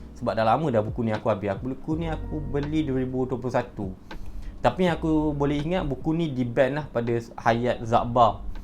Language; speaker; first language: Malay; native; Malay